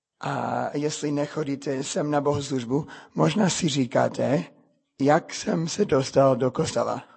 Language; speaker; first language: Czech; non-native, fluent; English